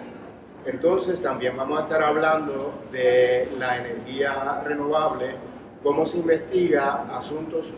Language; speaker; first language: Spanish; native; Spanish